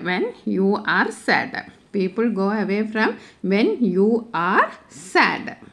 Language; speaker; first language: English; non-native, local second language; Malayalam